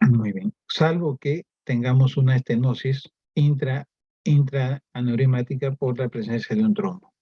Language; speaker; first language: Spanish; native; Spanish